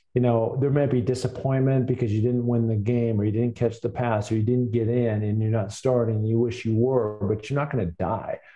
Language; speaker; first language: English; native; English